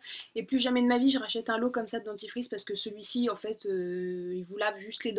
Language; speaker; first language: French; native; French